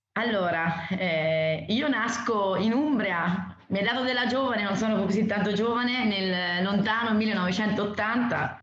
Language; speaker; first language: Italian; native; Italian